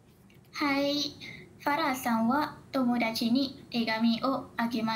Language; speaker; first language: Japanese; non-native, learner; Malay